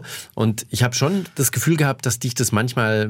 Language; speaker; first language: German; native; German